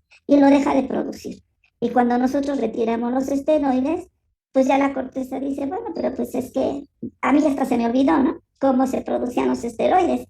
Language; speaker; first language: Spanish; native; Spanish